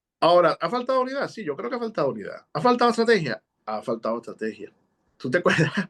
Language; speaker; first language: Spanish; native; Spanish